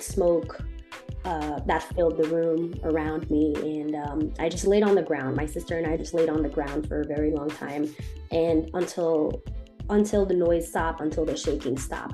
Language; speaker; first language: English; non-native, fluent; Haitian Creole